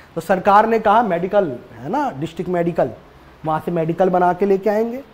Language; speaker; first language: Hindi; native; Hindi